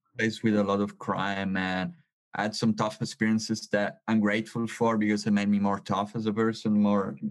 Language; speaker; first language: English; non-native, fluent; Italian